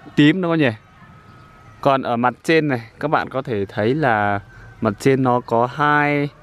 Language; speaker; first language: Vietnamese; non-native, local second language; Iu Mien